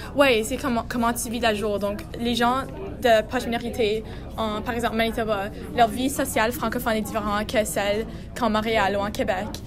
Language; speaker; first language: French; non-native, local second language; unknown